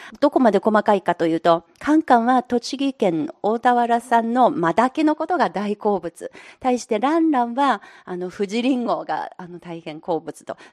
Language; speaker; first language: Japanese; non-native, fluent; Chinese